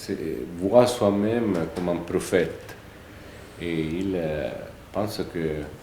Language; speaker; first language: French; non-native, fluent; Italian